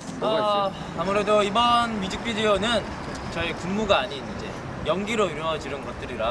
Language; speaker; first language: Korean; native; Korean